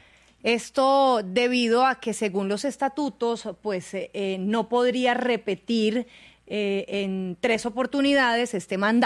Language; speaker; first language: Spanish; native; Spanish